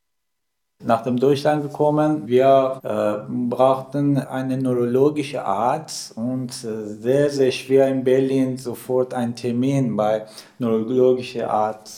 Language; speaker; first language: German; non-native, learner; Persian